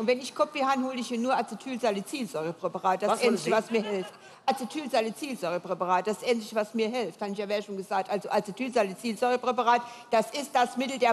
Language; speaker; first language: German; native; German